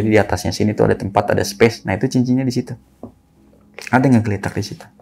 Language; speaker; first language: Indonesian; native; Indonesian